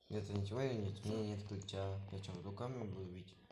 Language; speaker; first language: Russian; non-native, learner; Uzbek